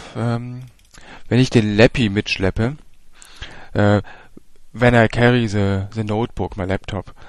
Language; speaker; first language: English; non-native, fluent; German